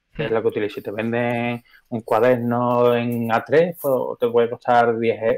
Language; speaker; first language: Spanish; native; Spanish